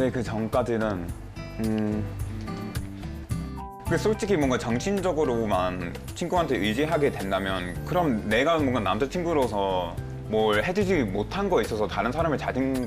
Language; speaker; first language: Korean; non-native, fluent; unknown